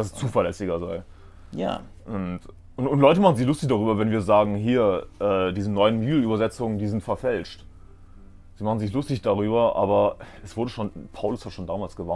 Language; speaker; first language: German; native; German